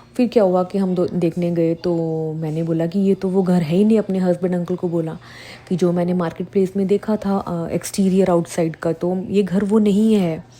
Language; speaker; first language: Hindi; native; Hindi